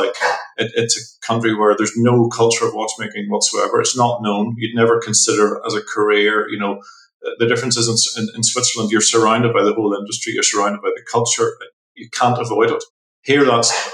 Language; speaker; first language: English; native; English